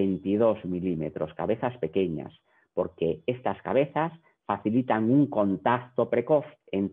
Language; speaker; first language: Spanish; native; Spanish